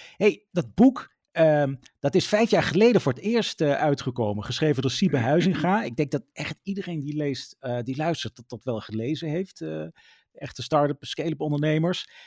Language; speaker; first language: Dutch; native; Dutch